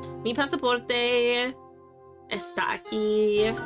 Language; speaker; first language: Spanish; non-native, learner; English